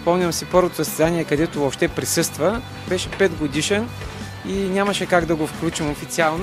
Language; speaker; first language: Bulgarian; native; Bulgarian